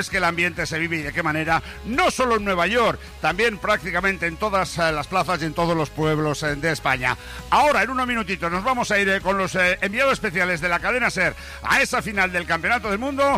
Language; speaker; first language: Spanish; native; Spanish